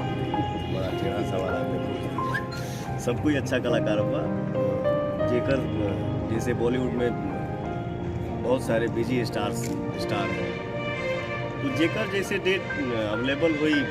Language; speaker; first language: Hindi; non-native, local second language; Bhojpuri